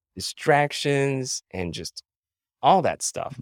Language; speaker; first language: English; non-native, local second language; Filipino